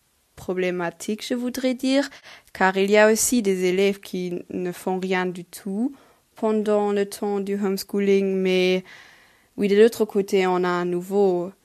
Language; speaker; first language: French; non-native, local second language; Luxembourgish